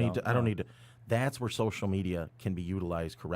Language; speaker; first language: English; native; English